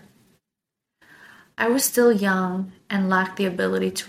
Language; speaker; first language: English; non-native, fluent; Korean